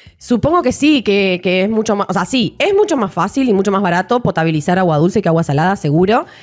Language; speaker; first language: Spanish; native; Spanish